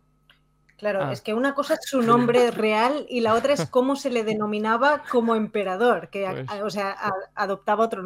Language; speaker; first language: Spanish; native; Spanish